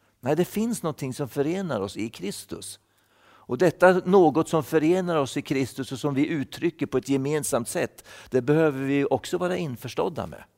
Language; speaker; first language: Swedish; native; Swedish